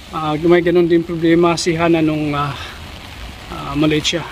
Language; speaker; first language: Filipino; non-native, local second language; Cebuano